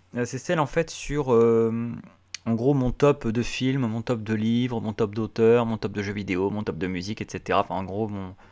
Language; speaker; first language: French; native; French